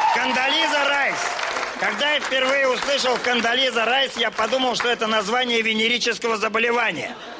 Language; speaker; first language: Russian; native; Russian